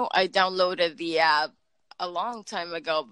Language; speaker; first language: English; non-native, local second language; Filipino